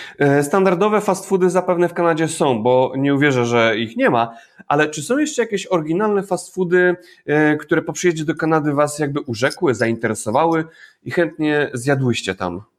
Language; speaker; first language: Polish; native; Polish